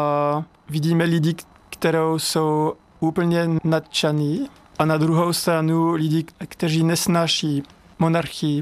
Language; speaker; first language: Czech; non-native, learner; French